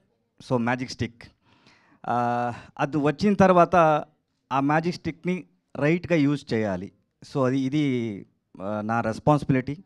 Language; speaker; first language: Telugu; non-native, learner; Kannada